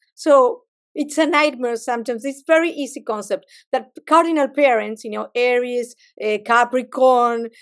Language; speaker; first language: English; non-native, fluent; Spanish